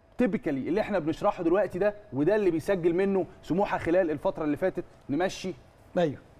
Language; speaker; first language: Arabic; native; Arabic